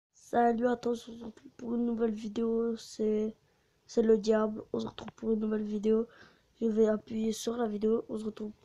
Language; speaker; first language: French; native; French